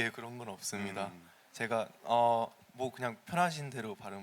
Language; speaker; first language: Korean; early bilingual, heritage; Korean